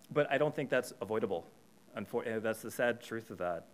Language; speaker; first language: English; native; English